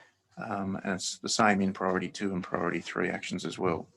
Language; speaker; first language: English; native; English